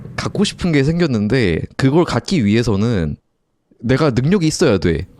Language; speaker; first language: Korean; native; Korean